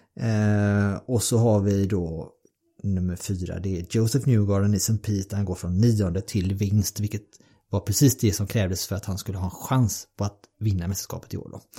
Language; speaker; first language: Swedish; native; Swedish